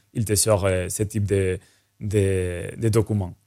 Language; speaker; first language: French; non-native, fluent; Spanish